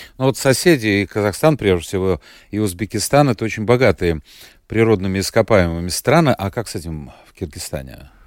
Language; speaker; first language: Russian; native; Russian